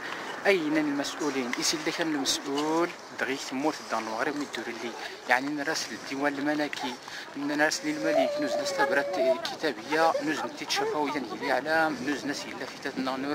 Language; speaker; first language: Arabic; non-native, local second language; Berber languages